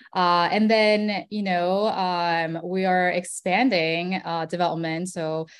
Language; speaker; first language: English; early bilingual, other home language; Korean